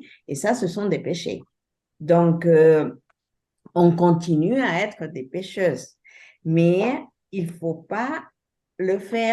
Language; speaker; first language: French; non-native, fluent; Spanish